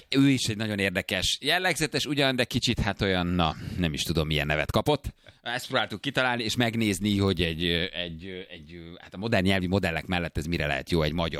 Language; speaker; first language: Hungarian; native; Hungarian